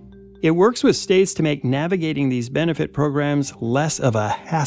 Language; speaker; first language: English; native; English